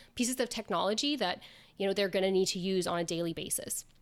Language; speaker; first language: English; native; English